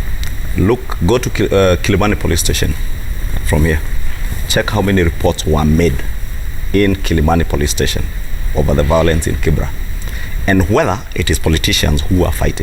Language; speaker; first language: English; non-native, local second language; Kikuyu